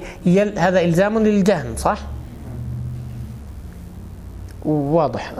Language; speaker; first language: Arabic; native; Arabic